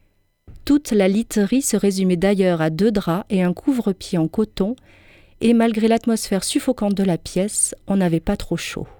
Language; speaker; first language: French; native; French